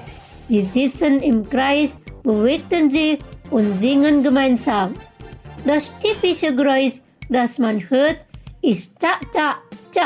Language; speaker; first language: German; non-native, fluent; Indonesian